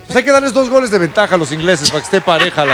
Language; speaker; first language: Spanish; native; Spanish